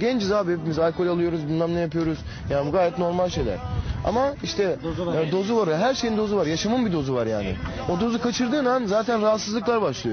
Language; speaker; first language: Turkish; native; Turkish